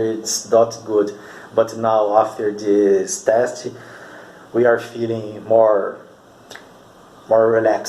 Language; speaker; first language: English; non-native, learner; Portuguese